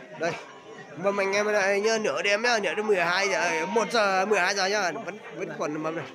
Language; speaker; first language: Vietnamese; non-native, local second language; Hmong